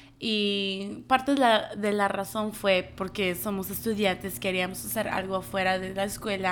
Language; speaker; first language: Spanish; early bilingual, heritage; Spanish